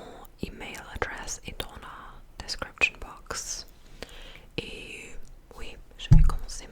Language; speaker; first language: French; non-native, fluent; English